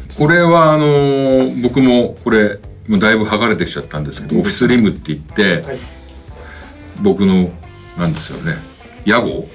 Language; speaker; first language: Japanese; native; Japanese